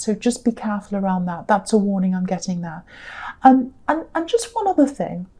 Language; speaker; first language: English; native; English